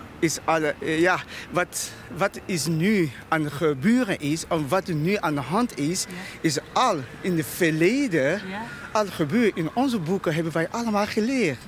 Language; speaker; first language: Dutch; non-native, fluent; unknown